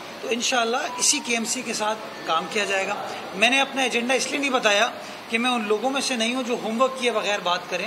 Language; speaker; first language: Urdu; native; Urdu